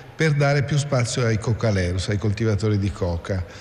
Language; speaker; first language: Italian; native; Italian